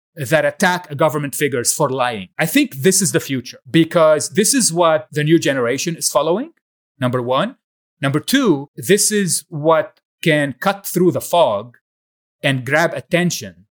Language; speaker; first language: English; non-native, fluent; Arabic